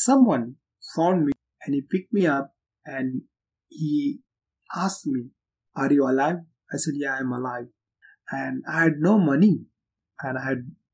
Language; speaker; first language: English; non-native, local second language; Hindi